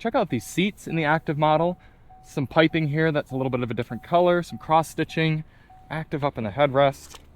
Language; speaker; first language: English; native; English